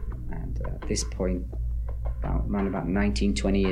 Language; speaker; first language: English; native; English